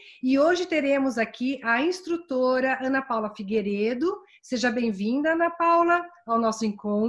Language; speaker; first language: Portuguese; native; Portuguese